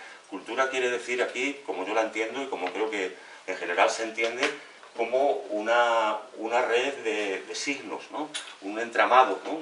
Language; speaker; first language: Spanish; native; Spanish